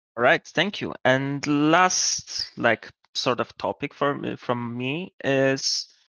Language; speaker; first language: English; non-native, learner; Polish